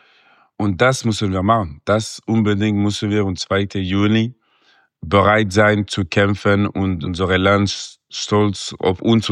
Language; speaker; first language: German; non-native, local second language; French